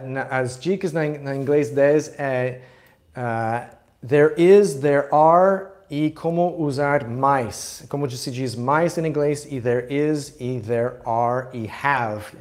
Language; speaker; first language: Portuguese; non-native, fluent; English